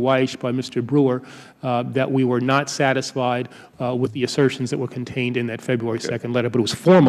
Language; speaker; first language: English; native; English